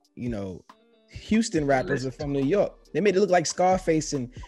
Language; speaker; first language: English; native; English